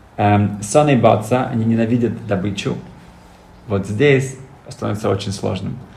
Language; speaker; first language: Russian; early bilingual, heritage; Russian